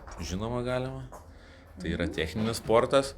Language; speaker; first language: Lithuanian; native; Lithuanian